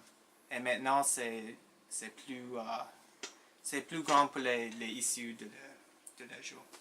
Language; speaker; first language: French; non-native, local second language; English